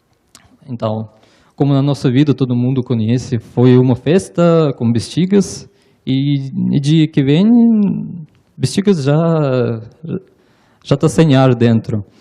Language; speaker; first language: Portuguese; non-native, learner; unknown